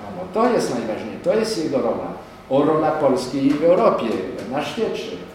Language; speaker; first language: Polish; non-native, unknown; French